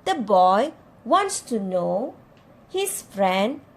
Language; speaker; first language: English; non-native, local second language; Malay